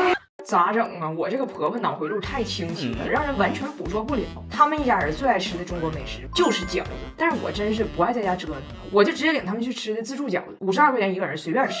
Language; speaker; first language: Chinese; native; Chinese